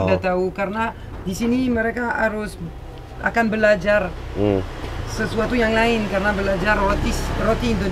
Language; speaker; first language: Indonesian; non-native, fluent; French